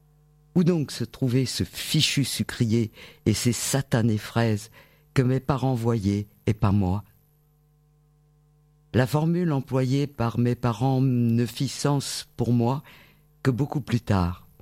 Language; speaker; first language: French; native; French